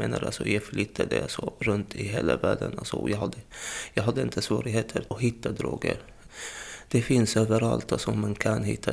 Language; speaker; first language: Swedish; non-native, fluent; Arabic